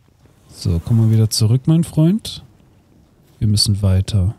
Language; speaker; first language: German; native; German